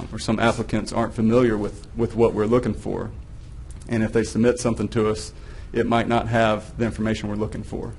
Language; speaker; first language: English; native; English